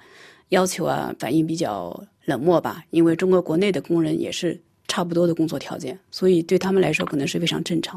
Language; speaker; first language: Chinese; native; Chinese